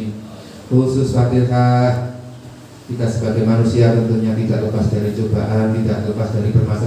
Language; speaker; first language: Indonesian; non-native, local second language; Javanese